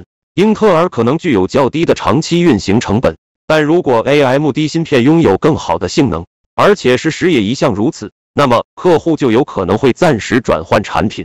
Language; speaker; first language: Chinese; native; Chinese